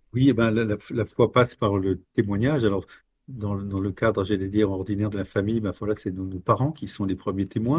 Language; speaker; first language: French; native; French